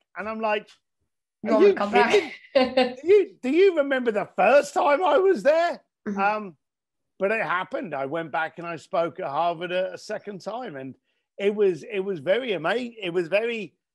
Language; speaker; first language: English; native; English